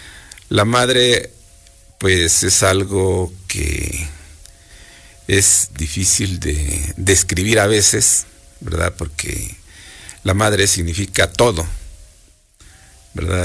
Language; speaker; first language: Spanish; native; Spanish